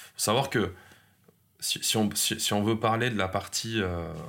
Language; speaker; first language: French; native; French